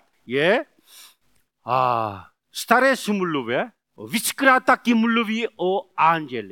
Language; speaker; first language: Czech; non-native, learner; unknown